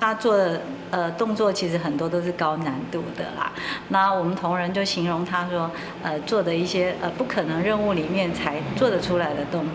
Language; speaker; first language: Chinese; native; Chinese